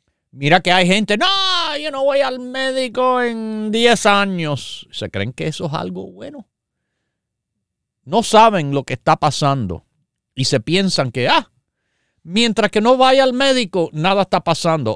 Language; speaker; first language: Spanish; native; Spanish